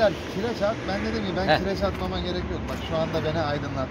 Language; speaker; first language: Turkish; native; Turkish